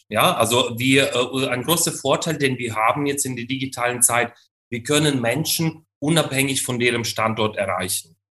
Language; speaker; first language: German; non-native, fluent; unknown